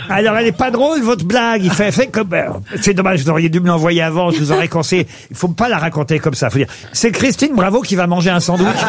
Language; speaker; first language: French; native; French